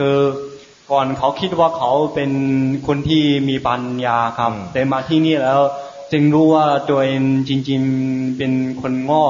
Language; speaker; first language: Thai; non-native, fluent; Chinese